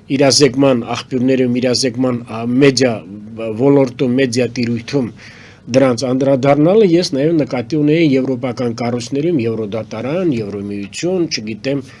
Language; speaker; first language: Armenian; native; Armenian